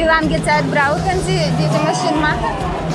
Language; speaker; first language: German; non-native, learner; Russian